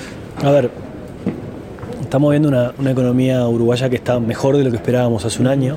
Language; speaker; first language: Spanish; native; Spanish